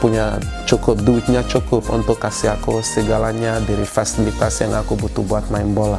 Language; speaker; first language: Indonesian; non-native, fluent; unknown